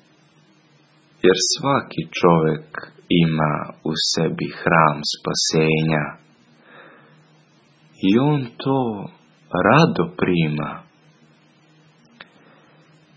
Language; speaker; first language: Serbian; native; Serbian